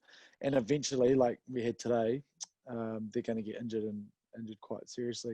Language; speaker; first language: English; native; English